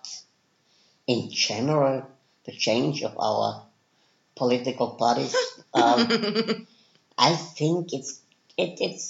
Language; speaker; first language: English; non-native, fluent; German